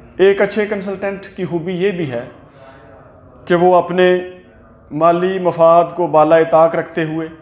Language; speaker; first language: Urdu; non-native, local second language; Punjabi